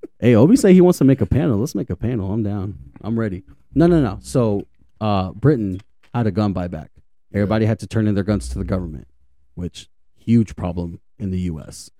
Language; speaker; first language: English; native; English